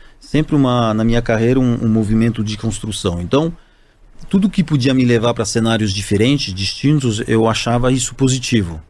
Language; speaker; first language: Portuguese; non-native, fluent; French